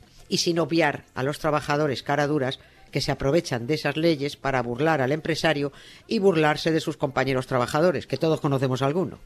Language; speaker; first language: Spanish; native; Spanish